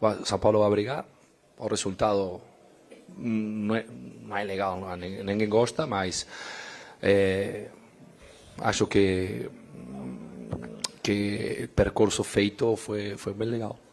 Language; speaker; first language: Portuguese; non-native, fluent; Spanish